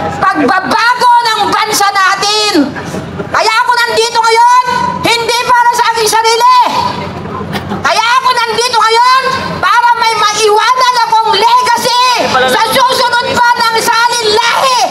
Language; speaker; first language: Filipino; native; Filipino